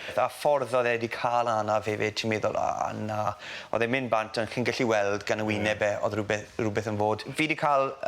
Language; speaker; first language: Welsh; native; Welsh